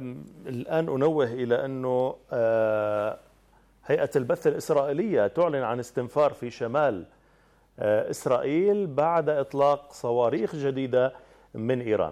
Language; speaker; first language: Arabic; native; Arabic